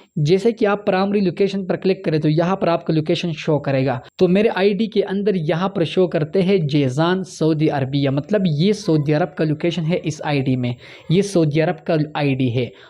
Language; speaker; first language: Urdu; non-native, local second language; Punjabi